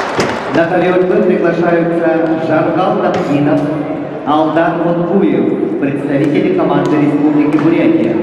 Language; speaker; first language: Russian; native; Russian